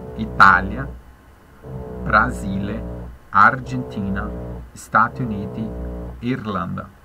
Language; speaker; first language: Italian; non-native, fluent; Spanish